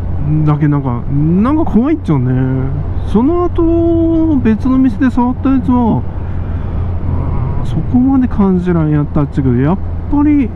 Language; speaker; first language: Japanese; native; Japanese